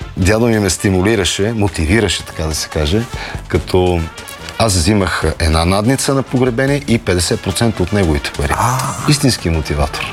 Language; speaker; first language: Bulgarian; native; Bulgarian